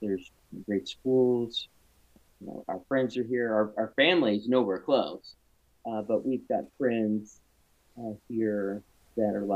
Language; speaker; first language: English; native; English